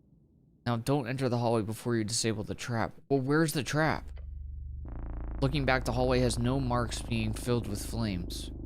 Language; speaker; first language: English; native; English